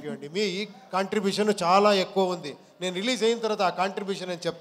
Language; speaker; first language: Telugu; non-native, local second language; Kannada